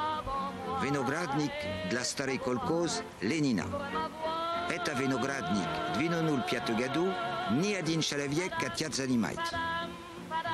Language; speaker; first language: Russian; non-native, learner; French